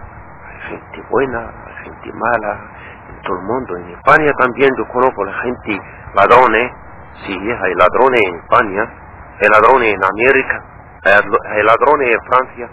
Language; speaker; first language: Spanish; non-native, learner; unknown